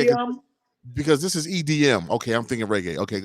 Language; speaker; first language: English; native; English